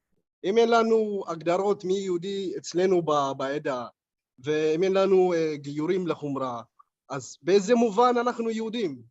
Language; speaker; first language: Hebrew; early bilingual, other home language; Amharic